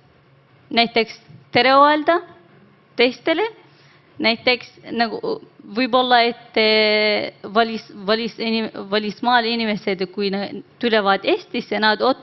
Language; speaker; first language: Estonian; non-native, learner; Arabic